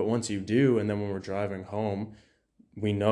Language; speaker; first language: English; native; English